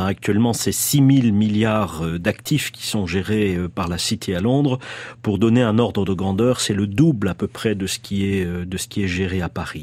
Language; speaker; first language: French; native; French